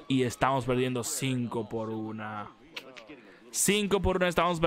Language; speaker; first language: Spanish; native; Spanish